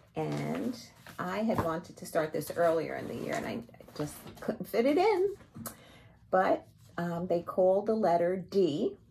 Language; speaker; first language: English; native; English